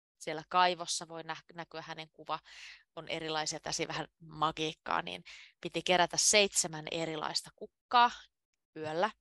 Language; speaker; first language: Finnish; native; Finnish